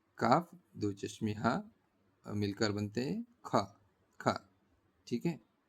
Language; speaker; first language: Hindi; native; Hindi